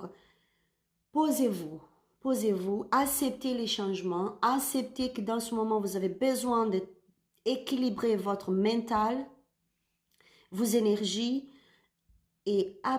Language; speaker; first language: French; non-native, learner; Spanish